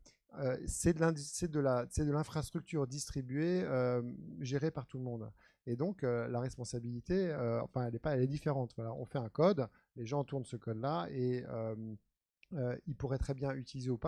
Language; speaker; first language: French; native; French